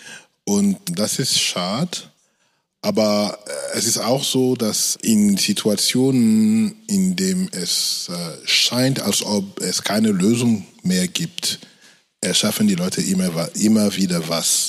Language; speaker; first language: German; non-native, fluent; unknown